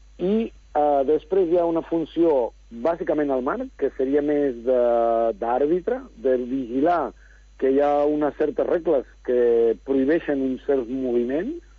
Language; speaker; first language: Catalan; early bilingual, other home language; Spanish